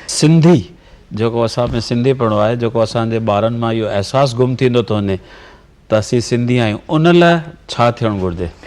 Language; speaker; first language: Sindhi; early bilingual, heritage; Sindhi